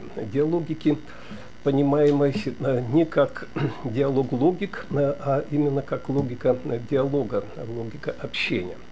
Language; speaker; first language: Russian; native; Russian